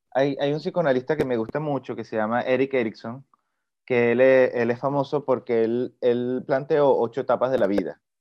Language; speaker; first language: Spanish; native; Spanish